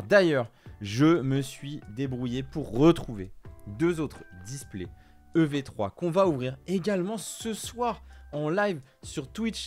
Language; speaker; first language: French; native; French